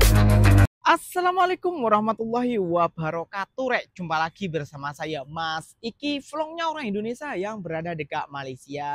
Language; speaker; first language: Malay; non-native, local second language; Javanese